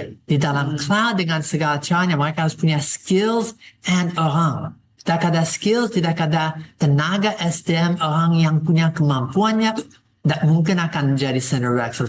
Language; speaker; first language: Indonesian; non-native, fluent; English